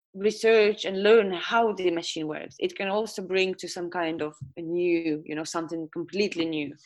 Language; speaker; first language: English; non-native, fluent; Estonian